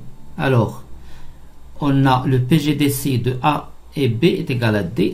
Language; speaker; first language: French; non-native, local second language; Arabic